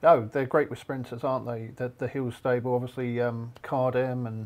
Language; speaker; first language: English; native; English